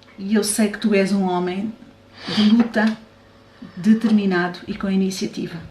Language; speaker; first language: Portuguese; native; Portuguese